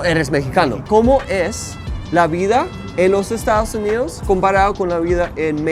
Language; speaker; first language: Spanish; non-native, fluent; English